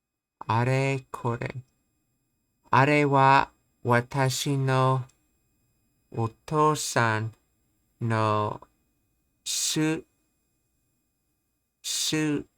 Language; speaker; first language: Japanese; non-native, learner; English